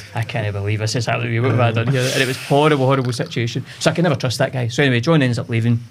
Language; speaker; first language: English; native; English